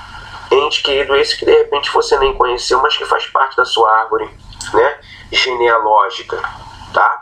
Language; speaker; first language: Portuguese; native; Portuguese